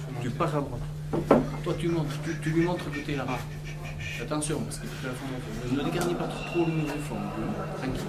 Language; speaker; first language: French; native; French